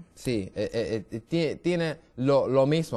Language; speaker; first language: Spanish; non-native, learner; English